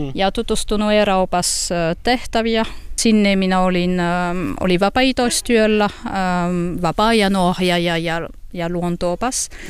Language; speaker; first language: Finnish; non-native, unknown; French